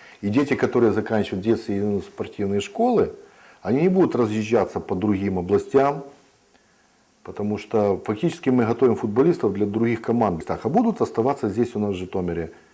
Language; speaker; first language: Russian; native; Russian